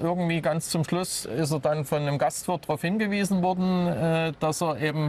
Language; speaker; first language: German; native; German